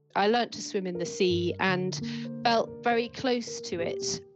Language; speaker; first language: English; native; English